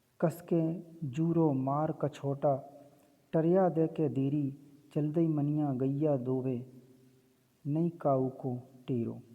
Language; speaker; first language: Hindi; native; Hindi